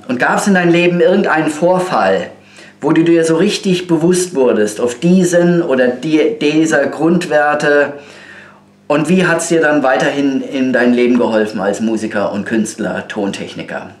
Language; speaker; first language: German; native; German